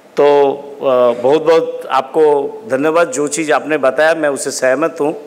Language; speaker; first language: Hindi; non-native, local second language; Bangla